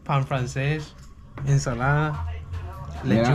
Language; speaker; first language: Spanish; non-native, learner; English